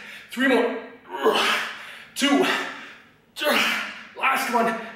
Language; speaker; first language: English; native; English